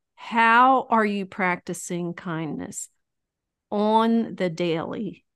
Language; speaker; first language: English; native; English